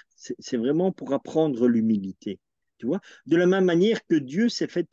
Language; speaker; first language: French; native; French